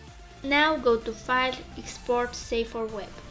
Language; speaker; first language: English; non-native, fluent; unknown